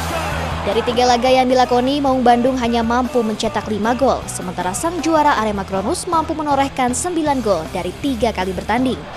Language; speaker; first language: Indonesian; native; Indonesian